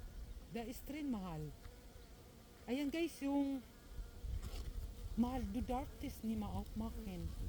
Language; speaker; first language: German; non-native, learner; Filipino